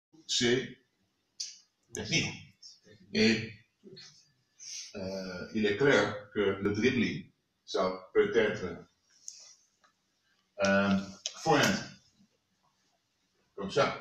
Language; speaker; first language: French; non-native, fluent; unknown